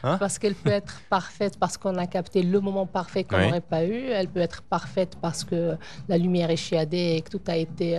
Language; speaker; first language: French; native; French